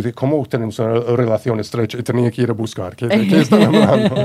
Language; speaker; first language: Spanish; non-native, fluent; English